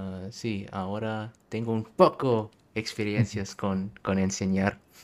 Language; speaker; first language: Spanish; non-native, learner; German